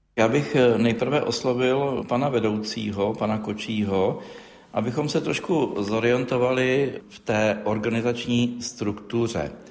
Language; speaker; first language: Czech; native; Czech